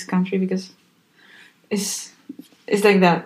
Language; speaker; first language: English; non-native, fluent; Spanish